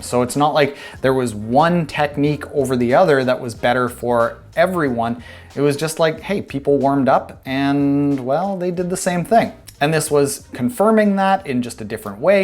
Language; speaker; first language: English; native; English